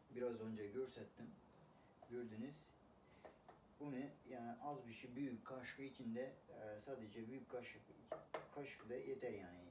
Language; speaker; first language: Turkish; non-native, learner; Uzbek